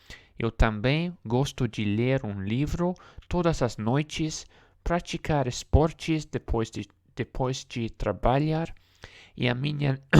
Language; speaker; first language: Portuguese; non-native, learner; English